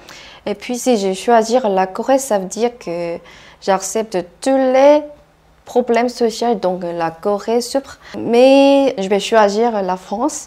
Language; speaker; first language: French; non-native, fluent; Korean